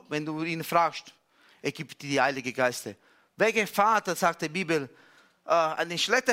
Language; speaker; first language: German; non-native, fluent; Italian